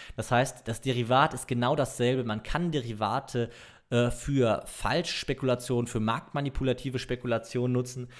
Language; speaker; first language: German; native; German